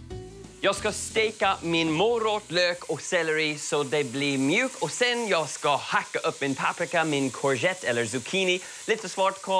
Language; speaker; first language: Swedish; non-native, learner; English